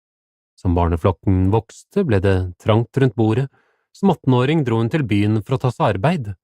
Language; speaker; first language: Norwegian; native; Norwegian